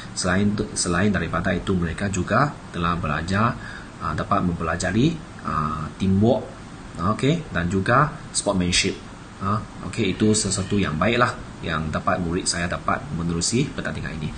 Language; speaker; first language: Malay; non-native, local second language; Chinese